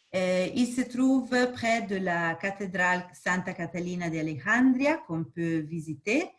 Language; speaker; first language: French; non-native, fluent; Portuguese